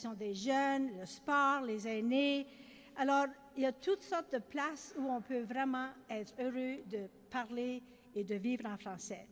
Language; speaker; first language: French; native; French